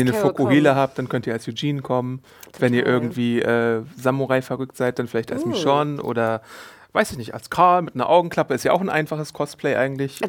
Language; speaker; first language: German; native; German